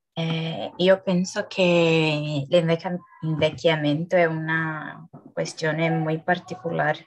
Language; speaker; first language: Spanish; non-native, learner; Portuguese